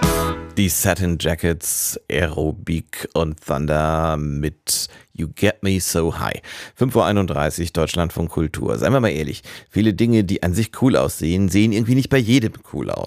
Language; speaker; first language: German; native; German